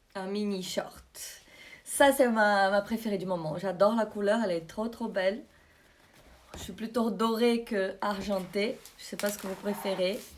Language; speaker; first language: French; non-native, fluent; Portuguese